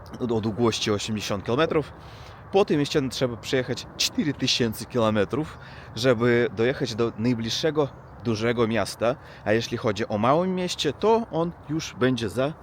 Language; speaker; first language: Polish; non-native, learner; Russian